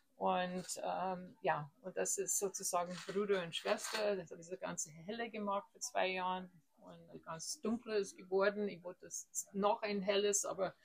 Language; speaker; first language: German; non-native, fluent; English